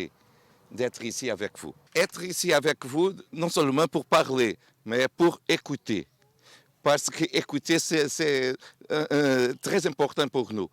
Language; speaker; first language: French; non-native, fluent; Portuguese